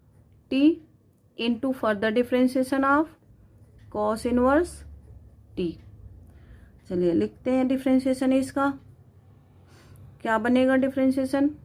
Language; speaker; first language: Hindi; native; Hindi